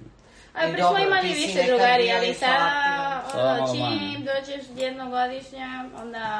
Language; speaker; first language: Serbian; early bilingual, heritage; Spanish